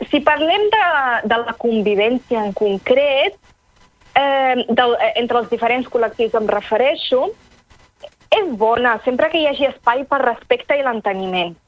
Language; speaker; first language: Catalan; early bilingual, other home language; Arabic